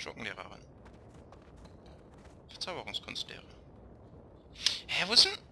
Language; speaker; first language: German; native; German